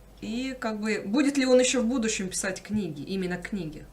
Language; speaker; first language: Russian; native; Russian